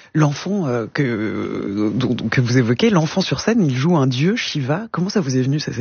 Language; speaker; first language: French; native; French